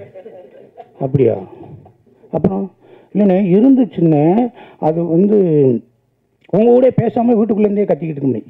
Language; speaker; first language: Tamil; native; Tamil